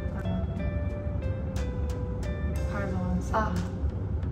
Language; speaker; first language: Turkish; early bilingual, heritage; Turkish